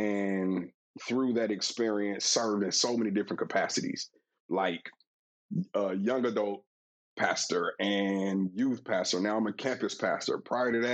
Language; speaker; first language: English; native; English